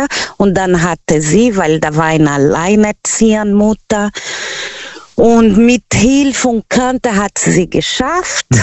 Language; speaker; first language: German; non-native, fluent; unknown